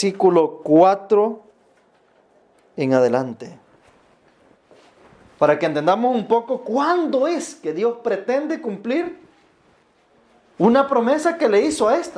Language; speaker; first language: Spanish; native; Spanish